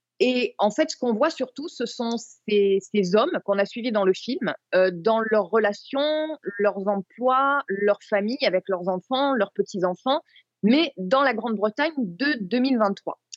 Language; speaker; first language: French; native; French